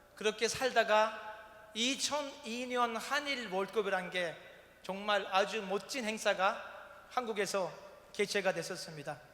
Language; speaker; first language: Korean; non-native, fluent; Turkish